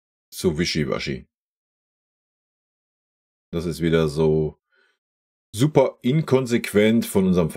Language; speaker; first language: German; native; German